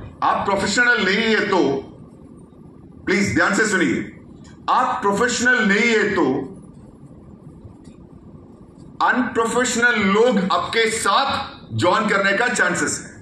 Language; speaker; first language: Hindi; non-native, local second language; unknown